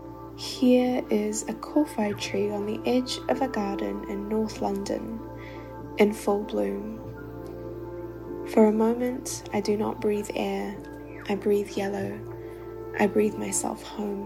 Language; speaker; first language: English; native; English